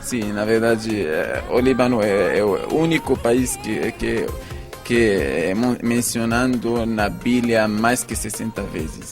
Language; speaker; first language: Portuguese; non-native, fluent; Arabic